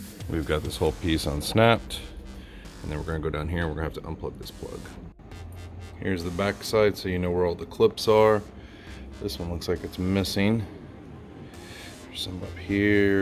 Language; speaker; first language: English; native; English